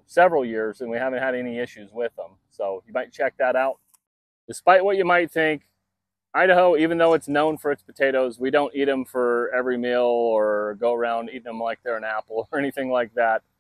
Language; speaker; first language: English; native; English